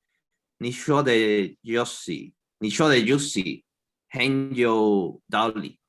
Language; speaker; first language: Chinese; non-native, learner; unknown